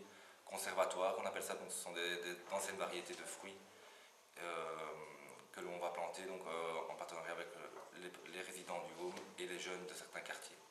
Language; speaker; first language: French; native; French